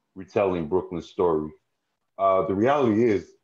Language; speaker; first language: English; native; English